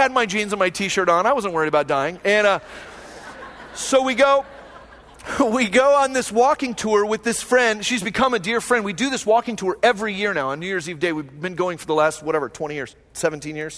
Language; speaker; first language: English; native; English